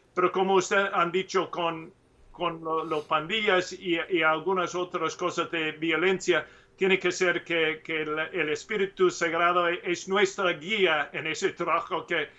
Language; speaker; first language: Spanish; non-native, learner; English